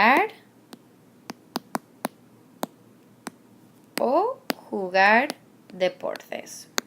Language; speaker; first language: Spanish; non-native, fluent; English